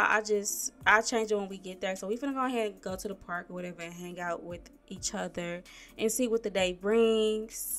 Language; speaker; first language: English; native; English